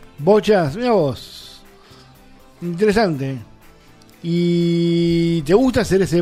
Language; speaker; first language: Spanish; native; Spanish